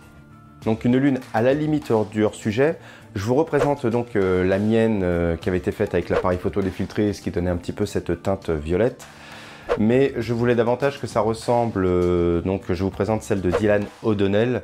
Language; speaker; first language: French; native; French